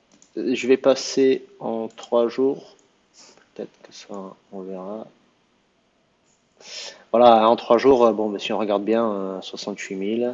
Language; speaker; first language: French; native; French